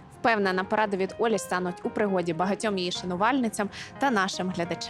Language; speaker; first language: Ukrainian; native; Ukrainian